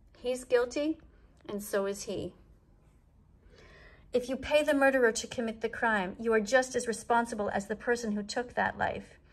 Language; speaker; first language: English; native; English